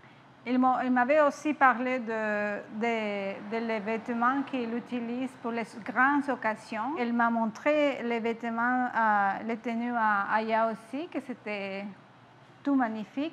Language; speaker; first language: French; non-native, fluent; Spanish